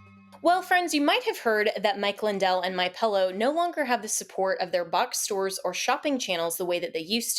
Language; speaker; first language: English; native; English